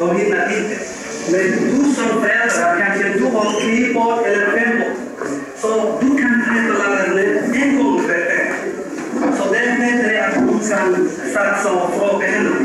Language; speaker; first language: Swedish; non-native, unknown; Somali